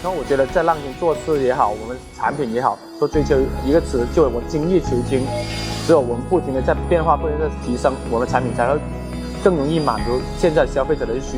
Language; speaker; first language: Chinese; native; Chinese